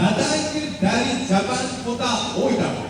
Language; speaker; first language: Indonesian; non-native, learner; Japanese